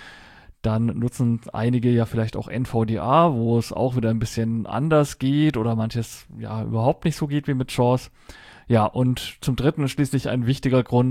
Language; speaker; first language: German; native; German